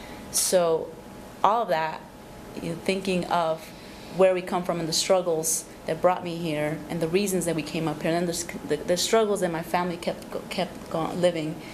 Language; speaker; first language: English; early bilingual, other home language; Spanish